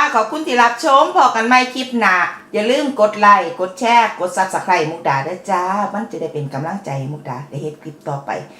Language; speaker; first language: Thai; native; Thai